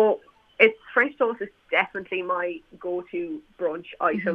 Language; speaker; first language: English; native; English